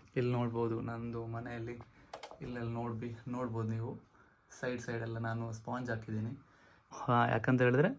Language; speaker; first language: Kannada; non-native, local second language; Tulu